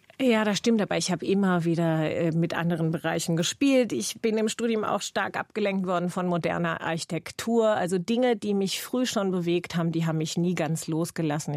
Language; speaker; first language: German; non-native, fluent; English